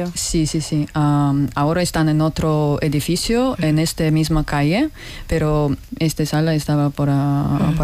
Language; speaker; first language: Spanish; non-native, learner; Russian